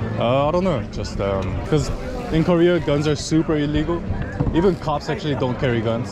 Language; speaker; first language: English; early bilingual, other home language; Korean